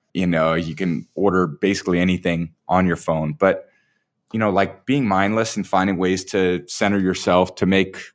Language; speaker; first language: English; native; English